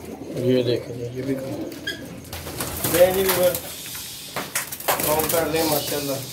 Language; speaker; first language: Hindi; non-native, local second language; Punjabi